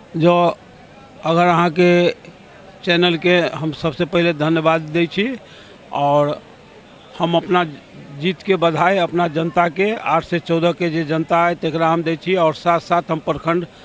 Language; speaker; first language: Maithili; native; Maithili